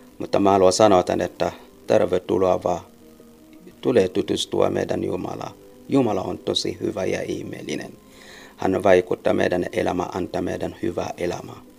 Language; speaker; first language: Finnish; non-native, learner; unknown